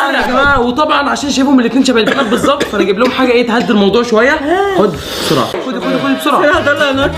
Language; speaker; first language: Arabic; native; Arabic